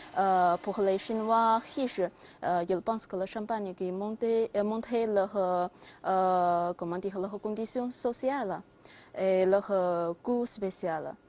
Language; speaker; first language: French; non-native, learner; Chinese